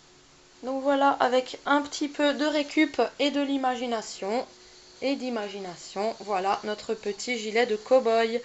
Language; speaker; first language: French; native; French